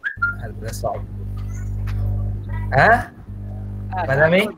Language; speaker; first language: Arabic; non-native, learner; Indonesian